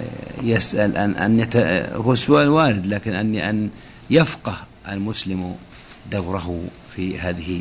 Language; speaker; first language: Arabic; native; Arabic